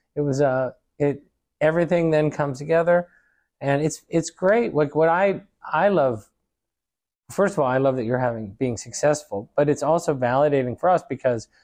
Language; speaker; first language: English; native; English